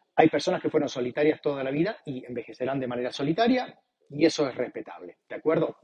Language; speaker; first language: Spanish; native; Spanish